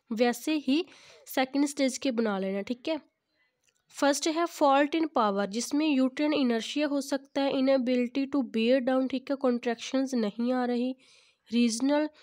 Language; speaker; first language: Hindi; non-native, local second language; Punjabi